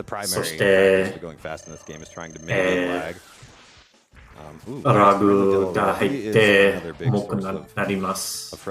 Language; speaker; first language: Japanese; non-native, learner; English